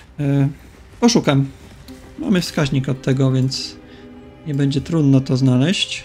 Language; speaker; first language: Polish; native; Polish